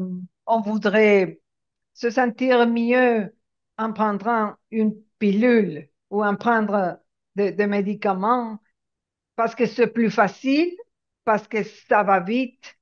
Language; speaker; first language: French; non-native, fluent; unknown